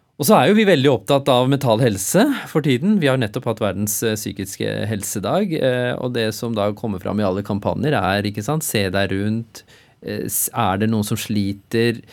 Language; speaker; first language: Norwegian; early bilingual, other home language; Urdu